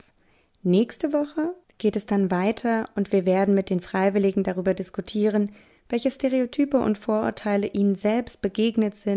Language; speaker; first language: German; native; German